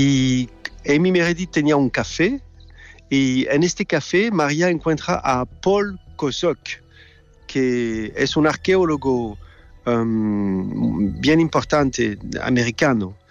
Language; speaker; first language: Spanish; non-native, fluent; French